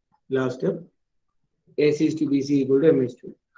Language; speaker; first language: English; non-native, local second language; Malayalam